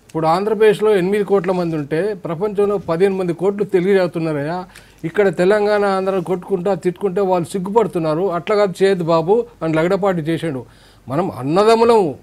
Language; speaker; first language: Telugu; native; Telugu